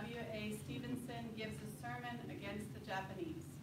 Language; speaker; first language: English; native; English